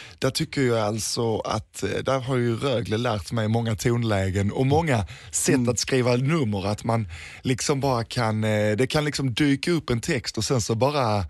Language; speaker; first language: Swedish; early bilingual, other home language; Danish